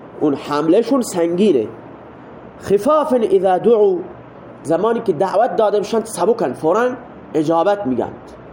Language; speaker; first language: Persian; native; Persian